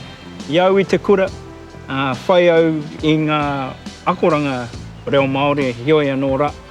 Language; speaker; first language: Māori; non-native, local second language; English